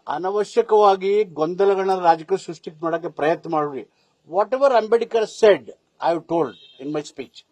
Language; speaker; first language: Kannada; native; Kannada